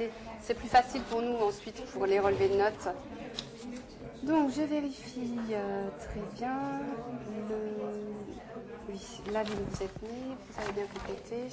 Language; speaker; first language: French; native; French